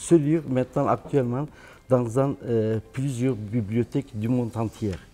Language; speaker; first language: French; non-native, learner; Turkish